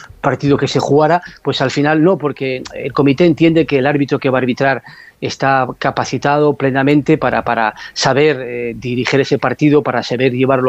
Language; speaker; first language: Spanish; native; Spanish